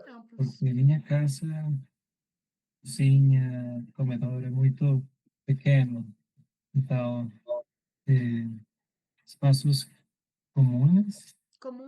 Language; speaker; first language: Portuguese; non-native, learner; Spanish